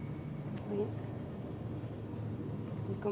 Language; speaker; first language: French; non-native, fluent; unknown